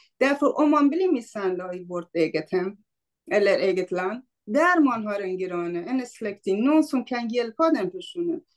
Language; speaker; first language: Swedish; non-native, fluent; Kurdish